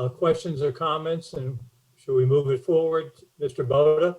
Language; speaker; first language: English; native; English